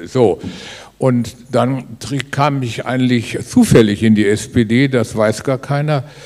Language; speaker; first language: German; native; German